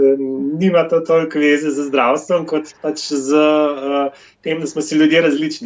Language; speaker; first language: Slovenian; native; Slovenian